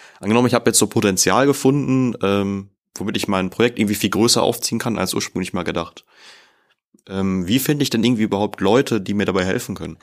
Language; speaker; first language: German; native; German